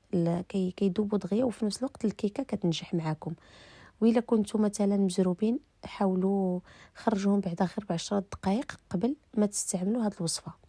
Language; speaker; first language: Arabic; native; Arabic